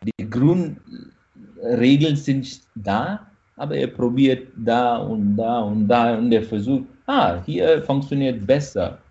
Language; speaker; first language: German; non-native, fluent; Malayalam